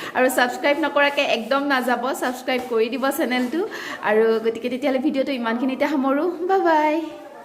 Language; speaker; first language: Assamese; native; Assamese